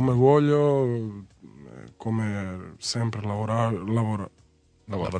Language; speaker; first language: Italian; non-native, fluent; Serbian